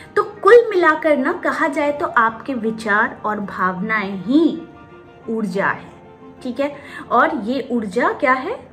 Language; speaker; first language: Hindi; non-native, local second language; Bangla